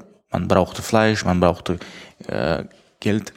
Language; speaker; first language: German; non-native, fluent; Tajik